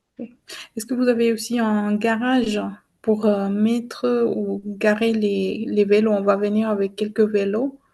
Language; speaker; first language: French; non-native, fluent; English